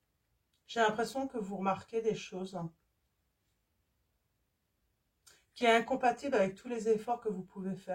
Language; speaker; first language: French; native; French